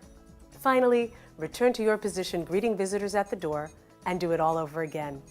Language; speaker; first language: English; native; English